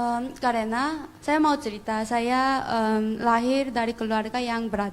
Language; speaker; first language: Indonesian; non-native, fluent; Korean